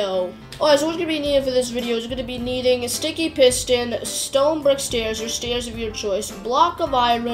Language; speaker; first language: English; native; English